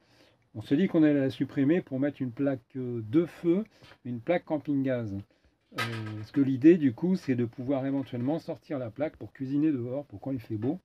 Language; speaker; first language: French; native; French